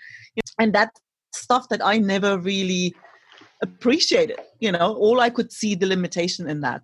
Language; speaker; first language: English; non-native, fluent; German